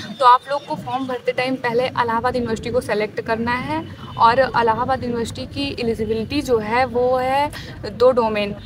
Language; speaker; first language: Hindi; native; Hindi